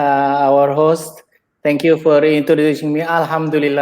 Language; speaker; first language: English; non-native, learner; Indonesian